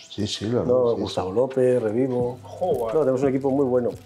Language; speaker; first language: Spanish; early bilingual, other home language; Catalan